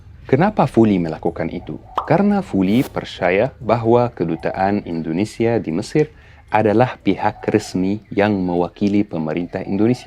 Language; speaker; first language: Indonesian; non-native, fluent; Arabic